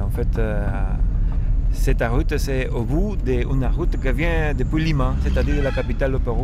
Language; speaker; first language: French; non-native, fluent; Spanish